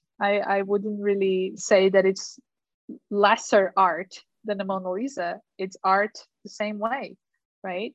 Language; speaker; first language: English; non-native, fluent; Portuguese